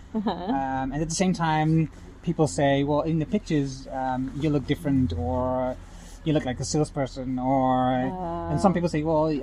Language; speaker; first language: English; non-native, fluent; Dutch